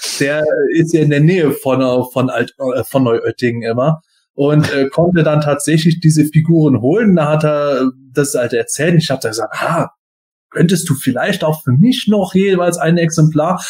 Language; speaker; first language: German; native; German